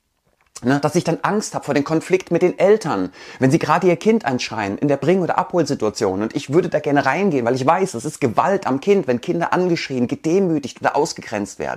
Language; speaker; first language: German; native; German